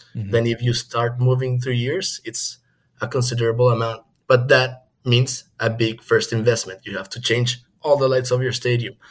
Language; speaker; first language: English; non-native, fluent; Spanish